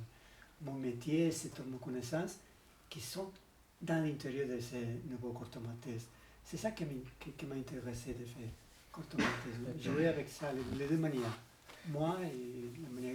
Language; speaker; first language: French; non-native, learner; Spanish